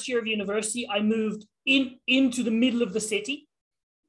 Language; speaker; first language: English; native; English